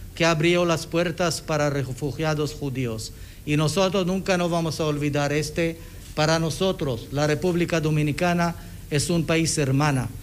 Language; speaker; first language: Spanish; non-native, fluent; Hebrew